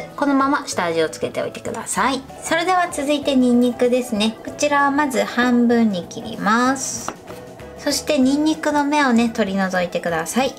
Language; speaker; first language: Japanese; native; Japanese